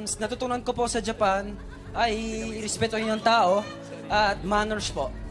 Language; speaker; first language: Filipino; early bilingual, heritage; Filipino